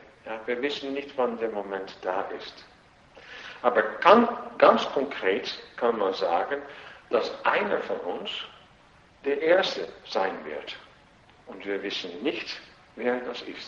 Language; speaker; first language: German; non-native, fluent; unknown